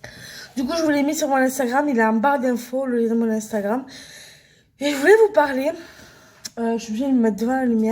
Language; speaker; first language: French; native; French